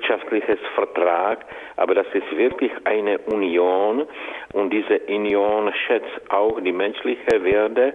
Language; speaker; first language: German; non-native, fluent; Czech